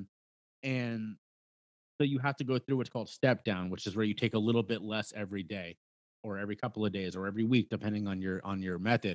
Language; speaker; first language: English; native; English